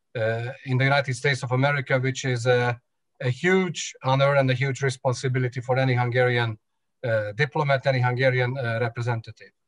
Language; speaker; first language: English; non-native, fluent; Hungarian